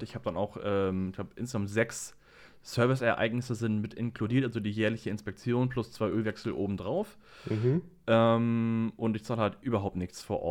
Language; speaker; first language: German; native; German